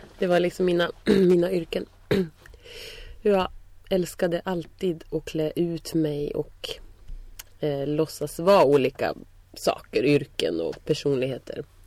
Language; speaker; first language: Swedish; native; Swedish